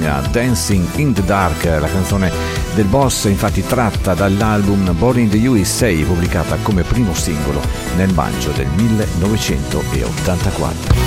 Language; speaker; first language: Italian; native; Italian